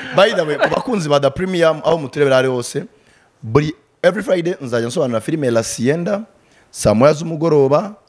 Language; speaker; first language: Kinyarwanda; early bilingual, heritage; Kinyarwanda